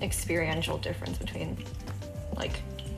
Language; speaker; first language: English; non-native, local second language; Chinese